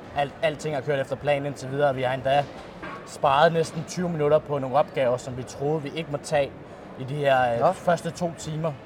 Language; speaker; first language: Danish; native; Danish